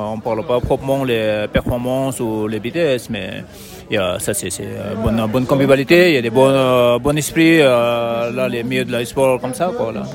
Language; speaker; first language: French; non-native, fluent; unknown